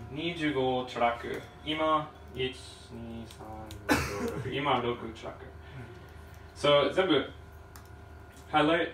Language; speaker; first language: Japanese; non-native, learner; English